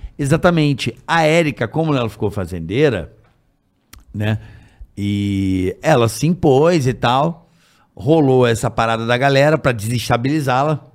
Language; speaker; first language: Portuguese; native; Portuguese